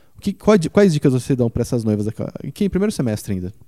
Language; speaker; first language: Portuguese; native; Portuguese